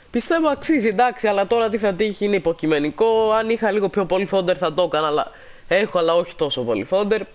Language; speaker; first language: Greek; native; Greek